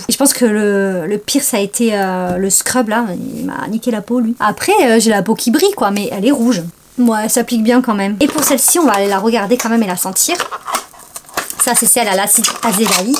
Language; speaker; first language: French; native; French